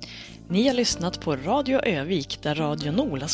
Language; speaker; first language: Swedish; native; Swedish